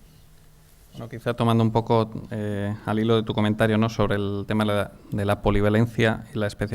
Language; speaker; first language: Spanish; native; Spanish